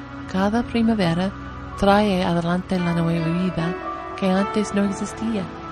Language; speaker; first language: Spanish; non-native, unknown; English